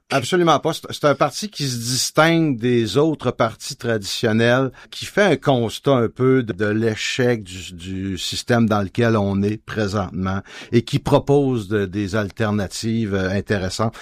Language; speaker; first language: French; native; French